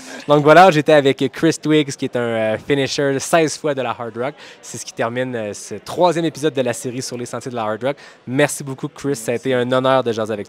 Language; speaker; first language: French; native; French